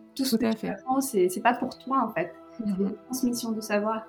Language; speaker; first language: French; early bilingual, other home language; Sinhala